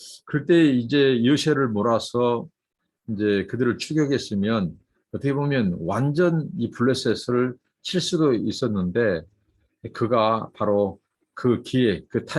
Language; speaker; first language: Korean; native; Korean